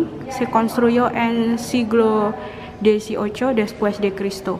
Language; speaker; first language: Spanish; non-native, learner; Indonesian